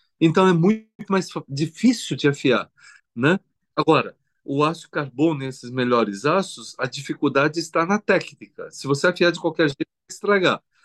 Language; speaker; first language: Portuguese; early bilingual, other home language; Korean